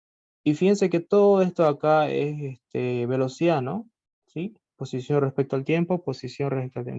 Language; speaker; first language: Spanish; native; Spanish